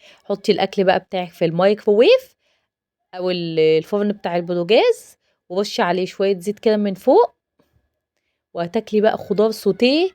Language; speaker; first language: Arabic; native; Arabic